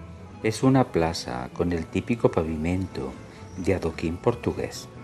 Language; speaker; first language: Spanish; native; Spanish